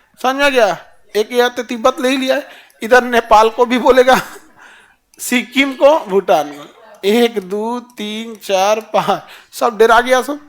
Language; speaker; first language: Hindi; native; Hindi